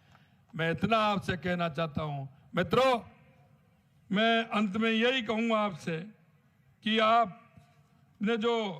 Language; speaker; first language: Hindi; native; Hindi